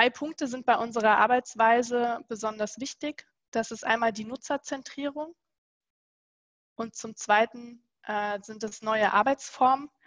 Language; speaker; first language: German; native; German